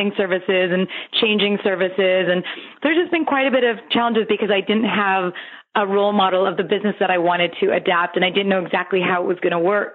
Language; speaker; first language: English; native; English